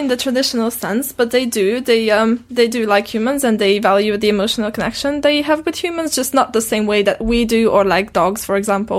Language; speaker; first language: English; non-native, fluent; Romanian